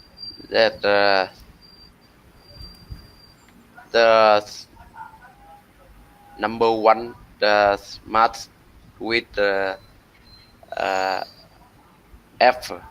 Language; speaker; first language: English; non-native, learner; Vietnamese